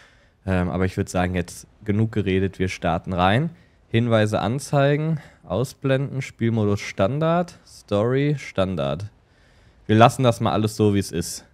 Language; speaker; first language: German; native; German